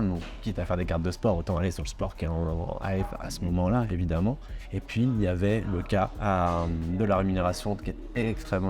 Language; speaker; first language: French; native; French